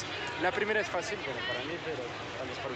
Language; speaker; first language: Spanish; non-native, fluent; French